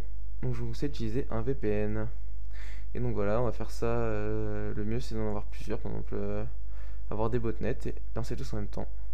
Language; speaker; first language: French; native; French